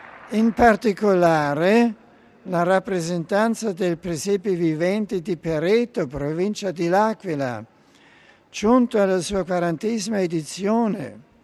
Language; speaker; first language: Italian; non-native, fluent; German